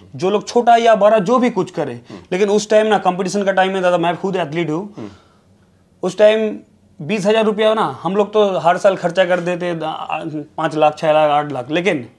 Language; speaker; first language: Hindi; non-native, local second language; Bangla